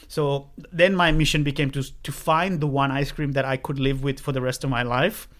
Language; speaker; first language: English; non-native, local second language; Sinhala